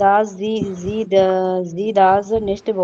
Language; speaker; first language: German; non-native, learner; Hindi